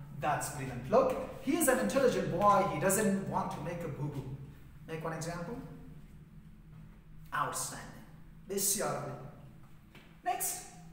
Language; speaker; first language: English; non-native, fluent; Persian